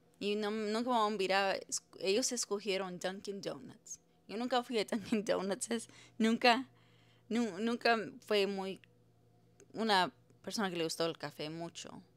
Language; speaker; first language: Spanish; early bilingual, heritage; Spanish